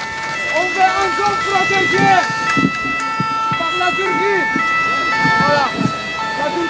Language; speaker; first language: French; non-native, learner; Arabic